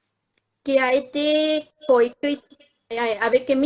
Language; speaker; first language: French; non-native, learner; Spanish